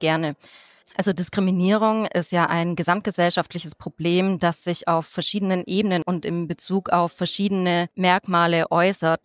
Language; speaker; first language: German; native; German